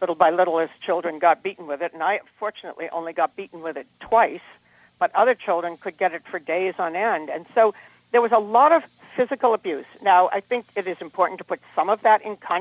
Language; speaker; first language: English; native; English